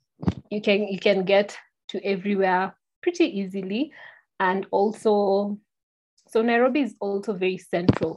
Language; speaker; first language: English; non-native, local second language; Kikuyu